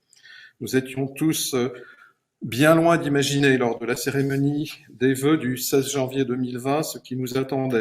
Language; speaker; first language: French; native; French